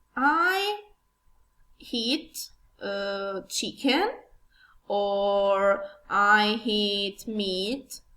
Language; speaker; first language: English; non-native, learner; Italian